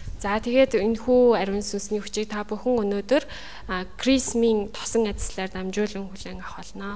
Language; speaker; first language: Mongolian; native; Mongolian